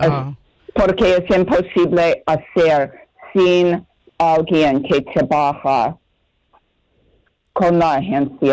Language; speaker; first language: Spanish; non-native, fluent; English